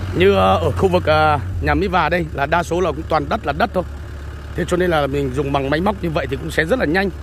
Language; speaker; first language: Vietnamese; non-native, local second language; Hmong